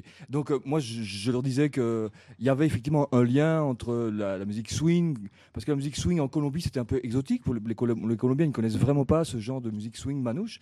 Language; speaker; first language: French; native; French